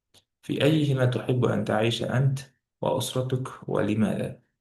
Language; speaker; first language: Arabic; non-native, fluent; Uzbek